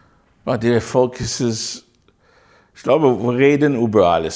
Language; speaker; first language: German; non-native, fluent; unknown